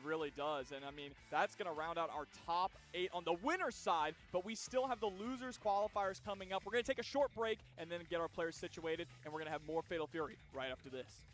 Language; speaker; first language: English; native; English